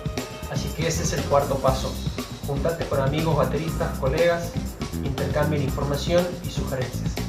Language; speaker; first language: Spanish; native; Spanish